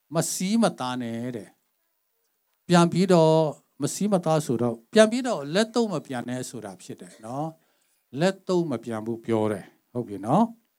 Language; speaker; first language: Burmese; non-native, local second language; Tedim Chin